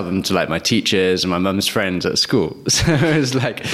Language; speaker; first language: English; native; English